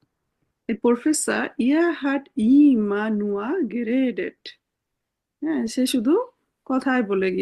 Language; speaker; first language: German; non-native, fluent; Bangla